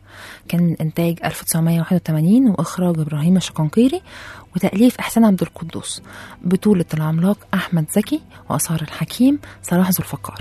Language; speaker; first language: Arabic; native; Arabic